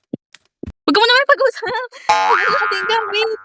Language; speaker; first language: Filipino; native; Filipino